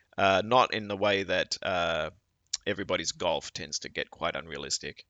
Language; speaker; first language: English; native; English